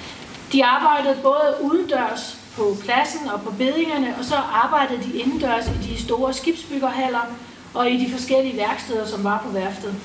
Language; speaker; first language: Danish; native; Danish